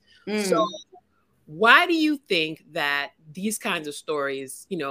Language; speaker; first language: English; native; English